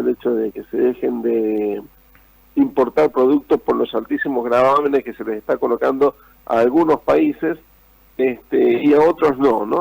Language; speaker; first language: Spanish; native; Spanish